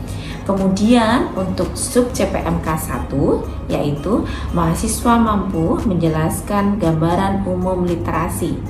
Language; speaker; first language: Indonesian; native; Indonesian